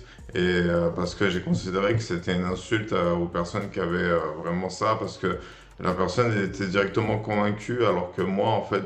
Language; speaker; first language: French; native; French